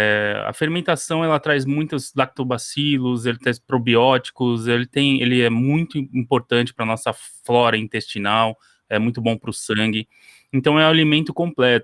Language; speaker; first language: Portuguese; early bilingual, other home language; Korean